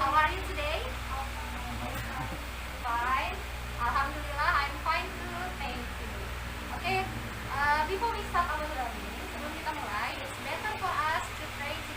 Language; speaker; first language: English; non-native, fluent; Indonesian